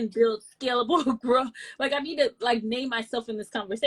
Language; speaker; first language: English; native; English